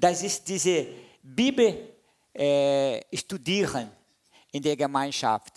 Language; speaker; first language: German; non-native, fluent; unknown